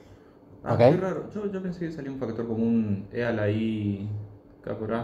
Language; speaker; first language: Spanish; native; Spanish